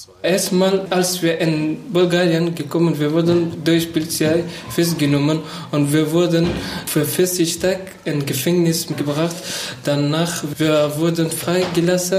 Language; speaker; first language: German; non-native, learner; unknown